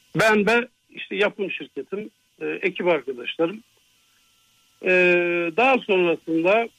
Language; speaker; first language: Turkish; native; Turkish